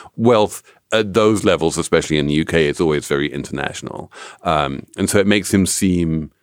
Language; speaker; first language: English; native; English